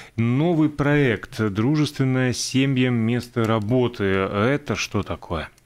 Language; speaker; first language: Russian; native; Russian